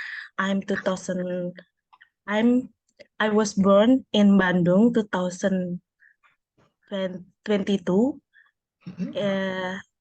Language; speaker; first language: English; non-native, learner; Indonesian